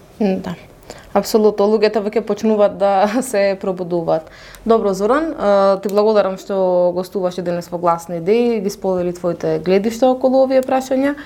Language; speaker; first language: Macedonian; non-native, local second language; Albanian